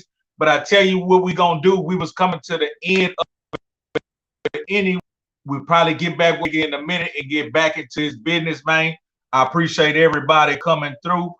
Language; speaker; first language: English; native; English